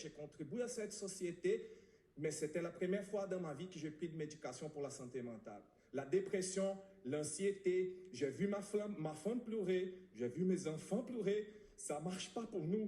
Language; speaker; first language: French; non-native, fluent; Portuguese